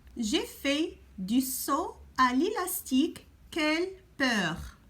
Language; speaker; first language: French; non-native, local second language; Arabic